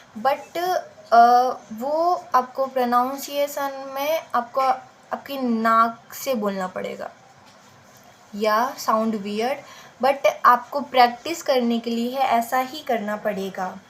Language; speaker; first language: Hindi; native; Hindi